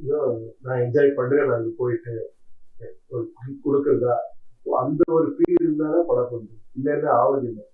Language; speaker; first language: Tamil; non-native, learner; Kannada